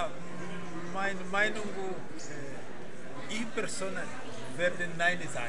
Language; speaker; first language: German; non-native, learner; Portuguese